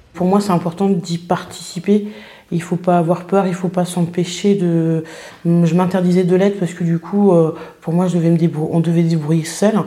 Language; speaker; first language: French; native; French